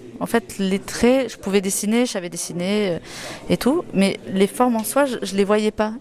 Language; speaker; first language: French; non-native, fluent; Portuguese